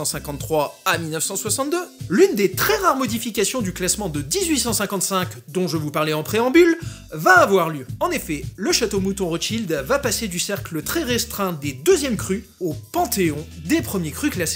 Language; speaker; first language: French; native; French